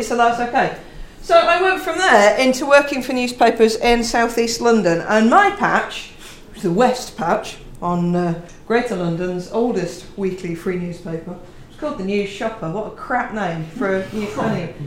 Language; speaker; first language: English; native; English